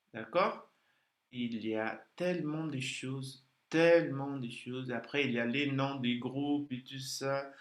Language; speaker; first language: French; non-native, fluent; Portuguese